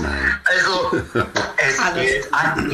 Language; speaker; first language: German; non-native, learner; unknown